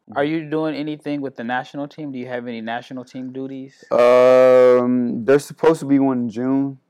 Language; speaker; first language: English; non-native, fluent; Spanish